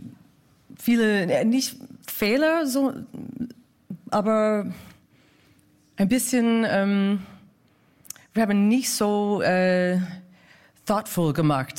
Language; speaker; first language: German; non-native, fluent; English